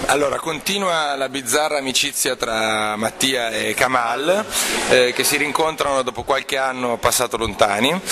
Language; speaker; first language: Italian; native; Italian